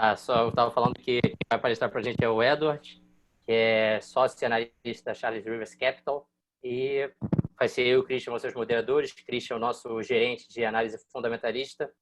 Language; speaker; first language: Portuguese; native; Portuguese